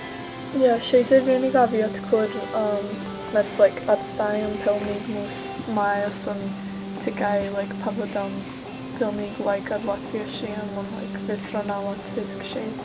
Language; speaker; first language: Latvian; early bilingual, heritage; Latvian